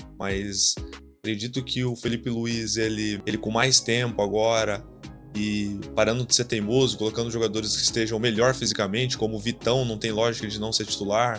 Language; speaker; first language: Portuguese; native; Portuguese